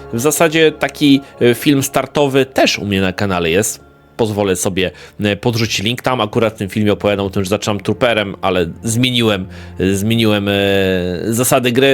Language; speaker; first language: Polish; native; Polish